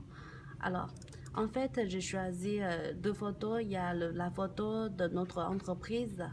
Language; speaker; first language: French; non-native, learner; Chinese